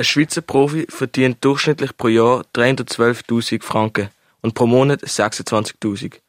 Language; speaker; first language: German; native; German